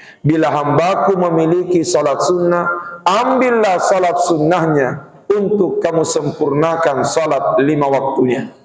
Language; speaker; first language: Malay; non-native, local second language; Buginese